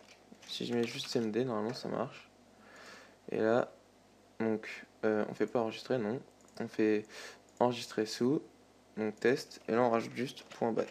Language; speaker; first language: French; native; French